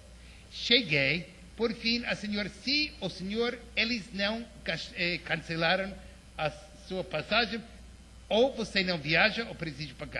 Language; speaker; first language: Portuguese; non-native, fluent; English